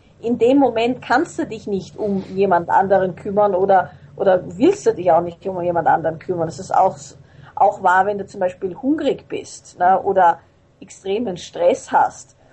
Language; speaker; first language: German; native; German